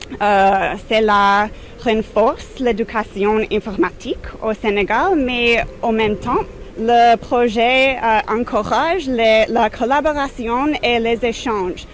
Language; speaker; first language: French; non-native, fluent; English